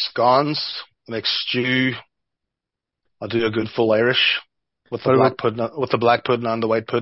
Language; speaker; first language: English; native; English